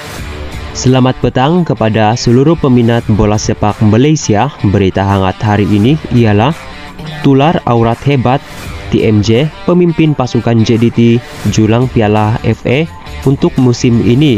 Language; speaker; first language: Malay; native; Malay